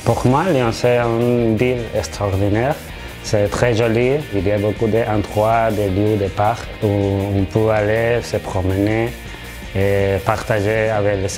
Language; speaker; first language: French; non-native, fluent; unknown